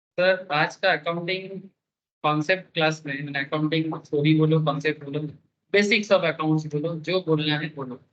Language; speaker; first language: Hindi; non-native, local second language; Bangla